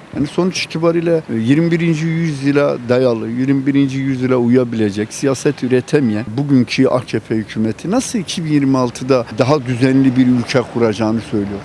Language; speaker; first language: Turkish; native; Turkish